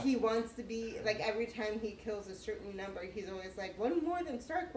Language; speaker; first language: English; native; English